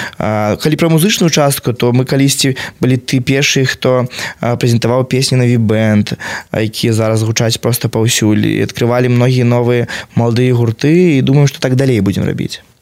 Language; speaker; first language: Belarusian; native; Belarusian